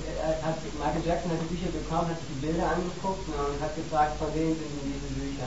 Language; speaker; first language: German; native; German